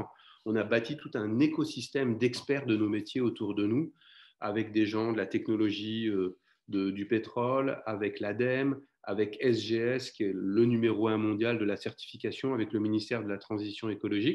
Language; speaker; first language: French; native; French